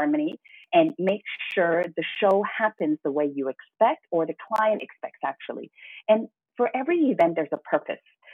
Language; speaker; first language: English; non-native, local second language; Cantonese